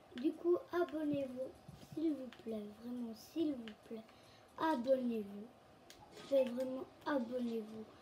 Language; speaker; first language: French; native; French